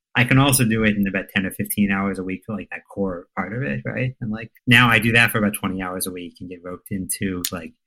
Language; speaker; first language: English; native; English